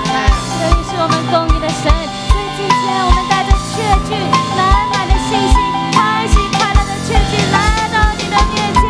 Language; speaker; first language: Chinese; native; Chinese